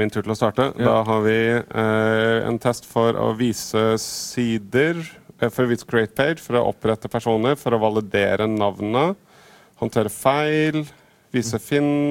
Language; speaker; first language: Norwegian; native; Norwegian